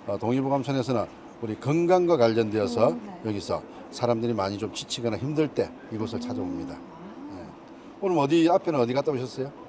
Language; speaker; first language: Korean; native; Korean